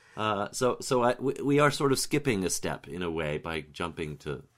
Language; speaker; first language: English; native; English